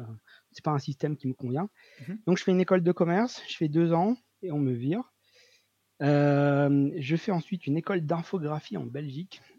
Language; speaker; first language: French; native; French